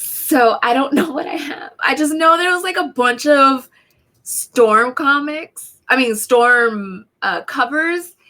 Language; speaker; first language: English; native; English